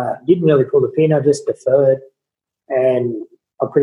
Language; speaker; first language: English; native; English